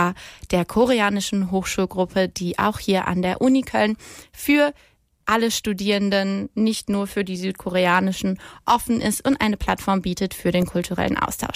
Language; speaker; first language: German; native; German